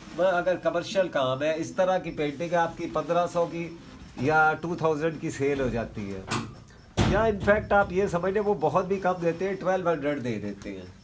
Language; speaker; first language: Urdu; native; Urdu